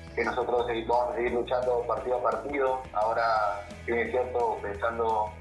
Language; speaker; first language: Spanish; native; Spanish